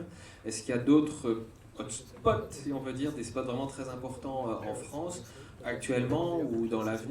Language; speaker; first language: French; native; French